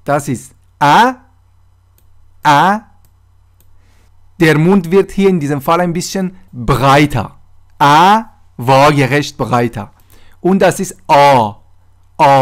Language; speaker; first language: German; non-native, fluent; Persian